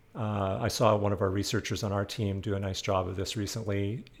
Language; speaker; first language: English; native; English